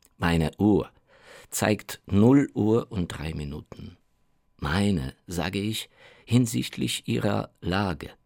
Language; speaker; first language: German; non-native, fluent; Ukrainian